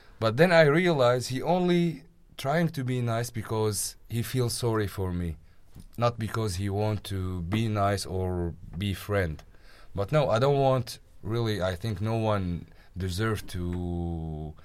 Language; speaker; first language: English; non-native, fluent; Arabic